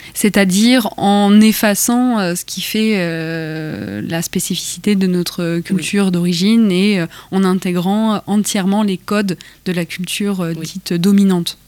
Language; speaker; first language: French; native; French